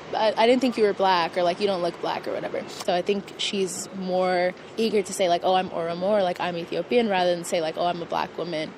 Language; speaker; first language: English; native; English